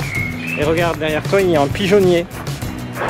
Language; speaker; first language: French; native; French